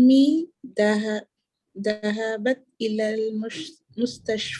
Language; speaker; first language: Arabic; non-native, learner; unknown